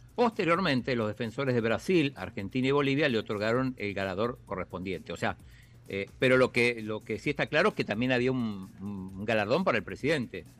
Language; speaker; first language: Spanish; native; Spanish